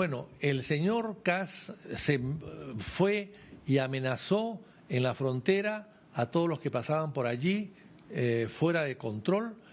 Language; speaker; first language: Spanish; native; Spanish